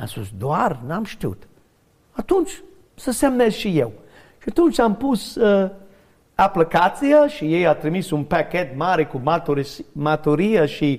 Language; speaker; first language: Romanian; non-native, learner; English